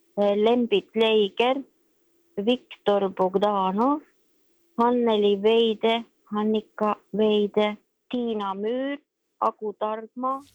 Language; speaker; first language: Norwegian; non-native, learner; Estonian